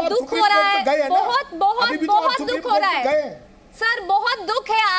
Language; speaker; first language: Hindi; native; Hindi